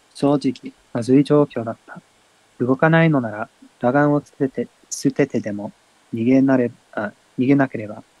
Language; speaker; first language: Japanese; non-native, learner; English